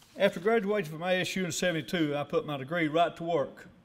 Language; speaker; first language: English; native; English